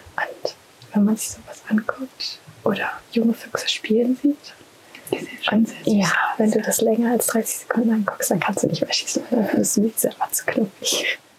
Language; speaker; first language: German; native; German